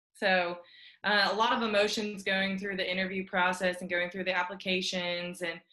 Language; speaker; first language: English; native; English